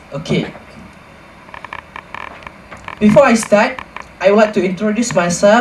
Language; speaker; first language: English; non-native, local second language; Malay